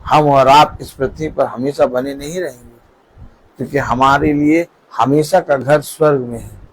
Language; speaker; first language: Hindi; native; Hindi